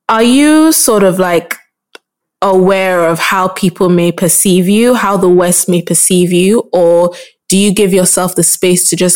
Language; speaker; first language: English; non-native, local second language; Yoruba